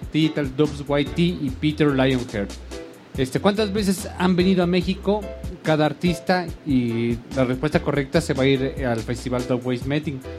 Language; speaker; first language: Spanish; native; Spanish